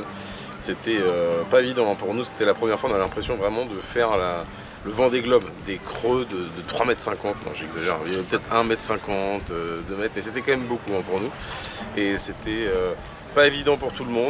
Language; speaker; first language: French; native; French